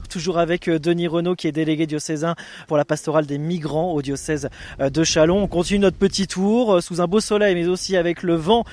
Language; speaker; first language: French; native; French